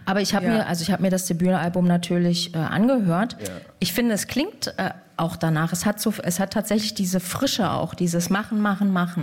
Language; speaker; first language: German; native; German